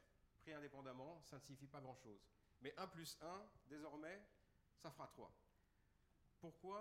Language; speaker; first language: French; native; French